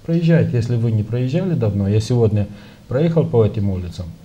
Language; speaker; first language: Russian; non-native, local second language; Romanian